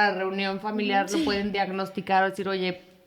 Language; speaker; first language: Spanish; native; Spanish